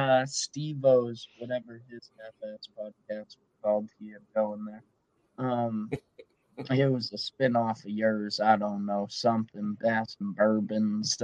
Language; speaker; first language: English; native; English